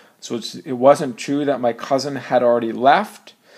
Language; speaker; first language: English; native; English